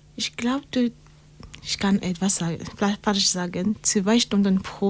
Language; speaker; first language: German; non-native, learner; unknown